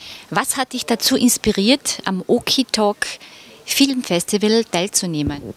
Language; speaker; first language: German; native; German